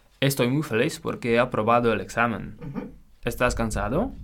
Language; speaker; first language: Spanish; non-native, fluent; Czech